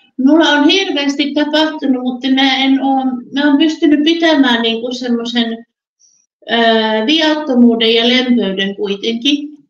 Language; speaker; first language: Finnish; early bilingual, other home language; Russian